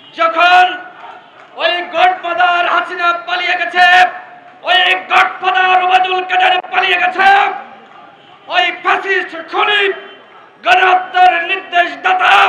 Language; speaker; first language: Bangla; native; Bangla